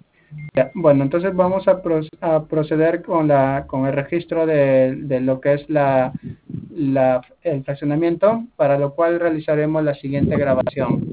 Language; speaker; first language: Spanish; native; Spanish